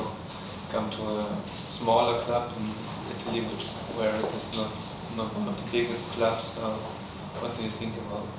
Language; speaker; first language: English; non-native, fluent; Italian